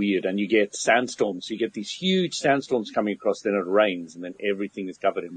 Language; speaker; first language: English; native; English